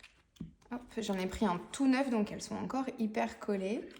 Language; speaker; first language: French; native; French